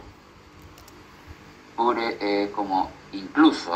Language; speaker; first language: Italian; non-native, learner; Spanish